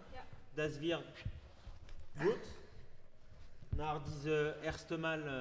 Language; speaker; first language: German; non-native, learner; French